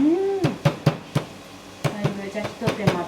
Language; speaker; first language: Japanese; native; Japanese